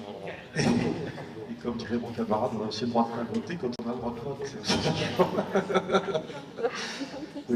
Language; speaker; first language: French; native; French